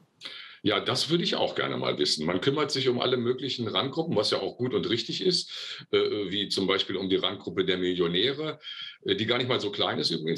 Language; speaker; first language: German; native; German